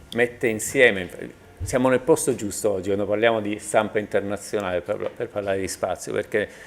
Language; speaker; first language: Italian; native; Italian